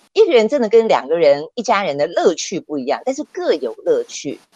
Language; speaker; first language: Chinese; native; Chinese